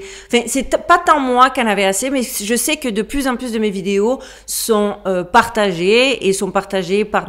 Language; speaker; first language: French; native; French